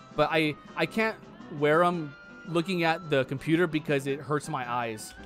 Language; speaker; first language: English; native; English